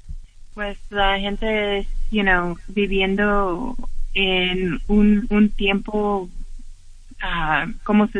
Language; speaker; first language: Spanish; early bilingual, heritage; English